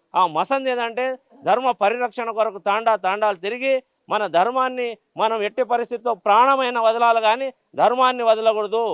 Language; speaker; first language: Telugu; non-native, local second language; Lambadi